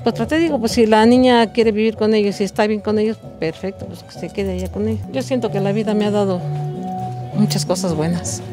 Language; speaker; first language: Spanish; native; Spanish